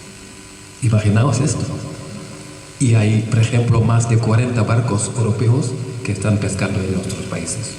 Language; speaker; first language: Spanish; non-native, fluent; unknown